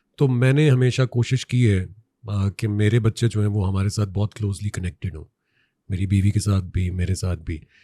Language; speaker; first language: Urdu; non-native, local second language; Punjabi